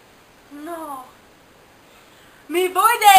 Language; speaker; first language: Spanish; non-native, learner; English